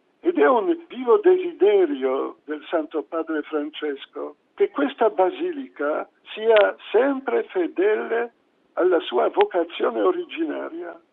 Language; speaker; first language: Italian; non-native, fluent; Polish